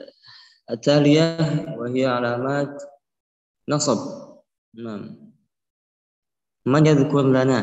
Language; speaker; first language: Arabic; non-native, fluent; Indonesian